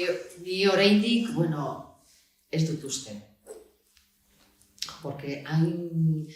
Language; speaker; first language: Basque; non-native, local second language; Spanish